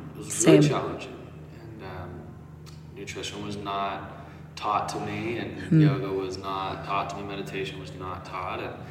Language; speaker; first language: English; native; English